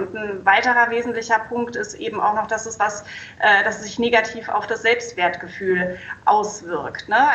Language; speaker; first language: German; native; German